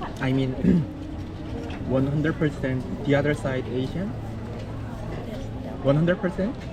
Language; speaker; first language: English; non-native, learner; Korean